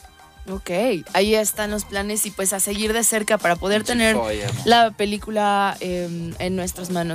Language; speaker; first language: Spanish; native; Spanish